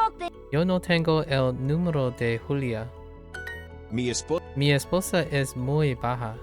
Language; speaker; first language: Spanish; non-native, learner; English